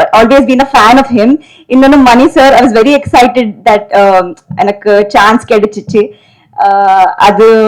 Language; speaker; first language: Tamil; non-native, learner; Telugu